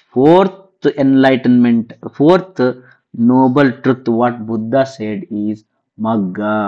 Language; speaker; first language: English; non-native, local second language; Kannada